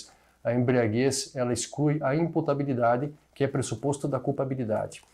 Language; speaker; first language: Portuguese; native; Portuguese